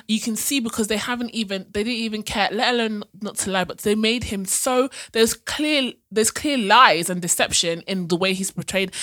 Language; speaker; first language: English; native; English